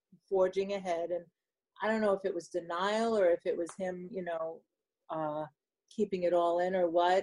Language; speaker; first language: English; native; English